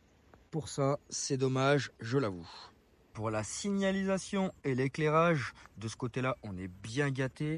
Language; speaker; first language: French; native; French